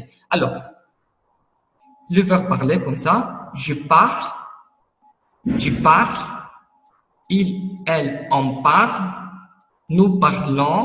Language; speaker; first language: French; non-native, fluent; Arabic